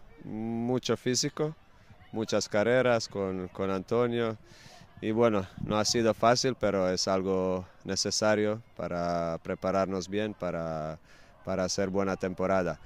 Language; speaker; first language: Spanish; non-native, fluent; Croatian